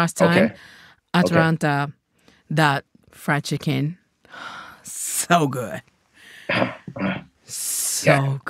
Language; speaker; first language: English; non-native, learner; Japanese